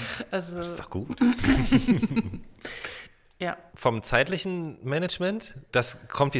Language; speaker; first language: German; native; German